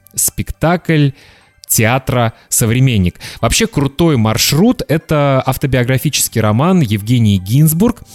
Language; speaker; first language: Russian; native; Russian